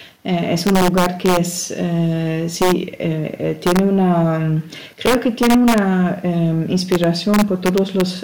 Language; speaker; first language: Spanish; non-native, fluent; German